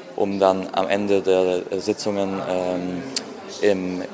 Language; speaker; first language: German; native; German